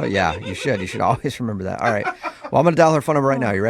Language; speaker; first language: English; native; English